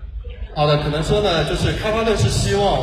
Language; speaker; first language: Chinese; native; Chinese